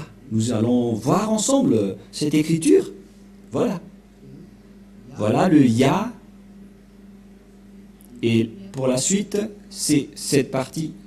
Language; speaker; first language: French; non-native, local second language; Malagasy